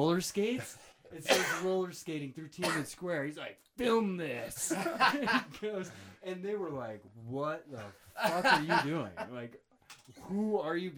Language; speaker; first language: English; native; English